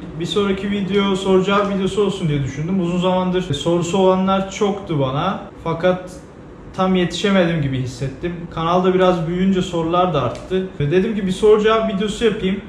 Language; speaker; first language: Turkish; native; Turkish